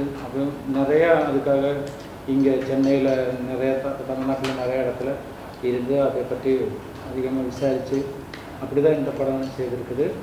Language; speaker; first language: Tamil; non-native, learner; Malayalam